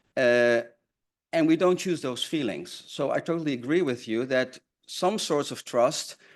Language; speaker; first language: English; non-native, fluent; Dutch